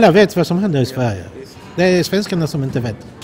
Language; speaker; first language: Swedish; non-native, fluent; Polish